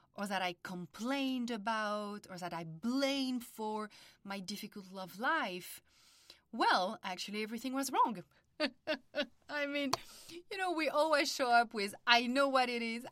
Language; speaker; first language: English; non-native, fluent; French